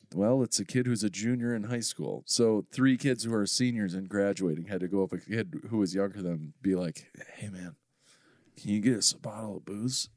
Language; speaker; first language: English; native; English